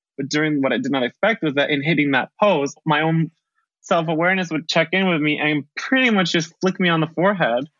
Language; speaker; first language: English; early bilingual, other home language; Spanish